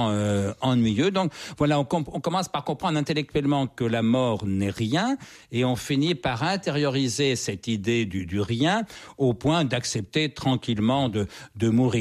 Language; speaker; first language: French; native; French